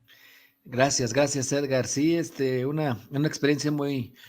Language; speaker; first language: Spanish; native; Spanish